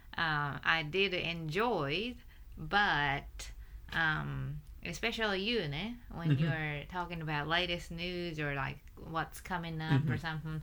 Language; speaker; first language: English; non-native, fluent; Japanese